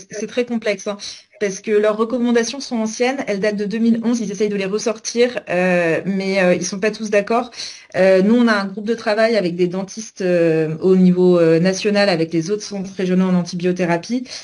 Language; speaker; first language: French; native; French